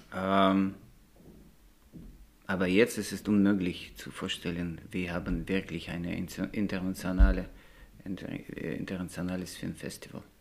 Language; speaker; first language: German; non-native, learner; Russian